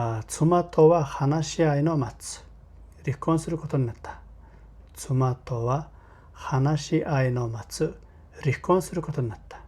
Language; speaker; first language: Japanese; non-native, fluent; Mongolian